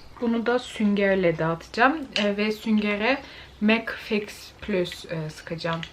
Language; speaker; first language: Turkish; early bilingual, heritage; Turkish